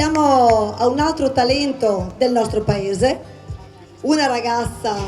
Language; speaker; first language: Italian; native; Italian